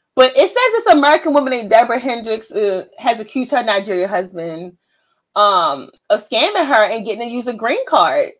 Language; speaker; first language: English; native; English